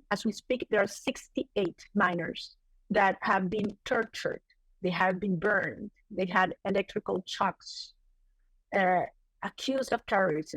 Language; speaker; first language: English; non-native, fluent; Spanish